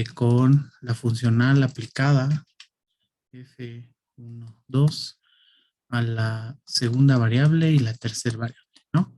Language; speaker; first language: Spanish; native; Spanish